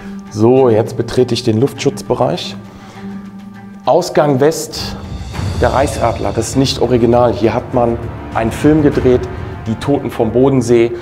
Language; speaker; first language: German; native; German